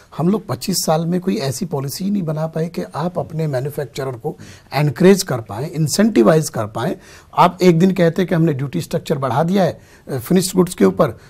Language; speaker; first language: Hindi; native; Hindi